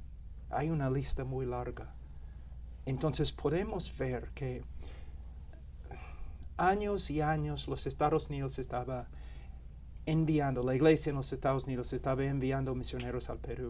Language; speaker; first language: Spanish; non-native, fluent; English